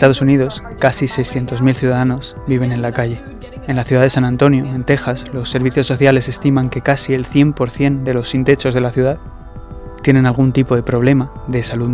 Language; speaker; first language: Spanish; native; Spanish